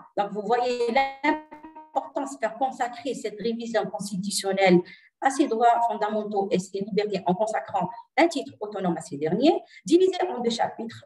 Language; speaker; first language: French; non-native, local second language; Arabic